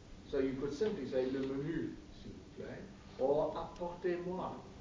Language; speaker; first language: French; non-native, fluent; English